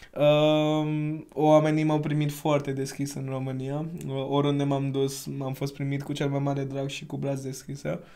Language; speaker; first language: Romanian; non-native, fluent; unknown